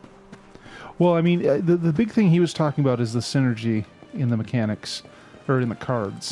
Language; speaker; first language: English; native; English